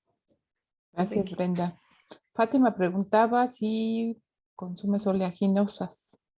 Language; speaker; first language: Spanish; native; Spanish